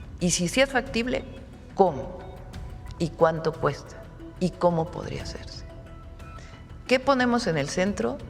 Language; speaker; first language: Spanish; native; Spanish